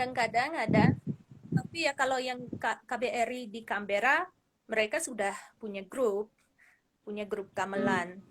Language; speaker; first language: Indonesian; non-native, fluent; English